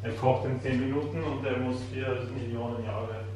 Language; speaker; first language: German; native; German